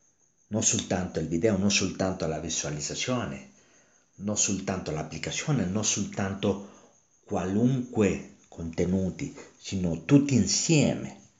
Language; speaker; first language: Italian; non-native, learner; Spanish